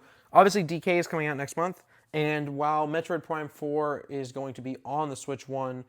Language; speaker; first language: English; native; English